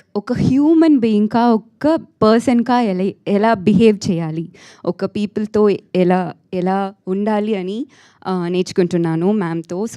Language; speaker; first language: Telugu; non-native, learner; Tamil